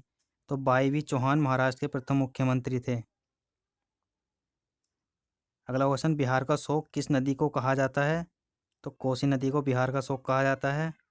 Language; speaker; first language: Hindi; native; Hindi